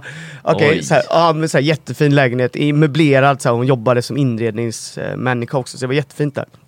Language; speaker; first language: Swedish; native; Swedish